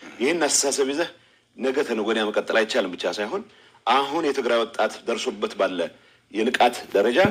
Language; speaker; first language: Amharic; non-native, local second language; Tigrinya